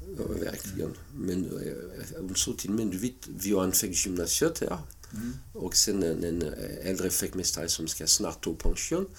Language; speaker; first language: Swedish; non-native, fluent; French